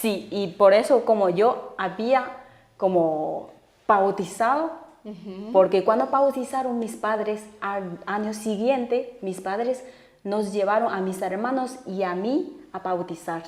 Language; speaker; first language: Spanish; non-native, fluent; Chinese